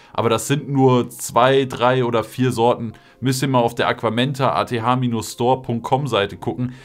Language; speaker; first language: German; native; German